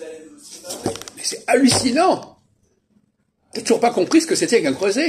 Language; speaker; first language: French; native; French